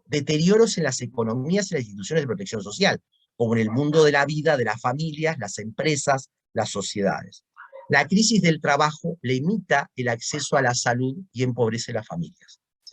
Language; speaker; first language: Spanish; native; Spanish